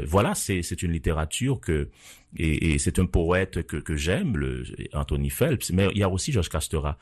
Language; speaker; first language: French; non-native, local second language; Haitian Creole